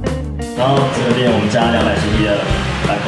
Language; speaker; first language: Chinese; native; Chinese